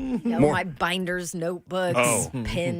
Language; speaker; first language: English; native; English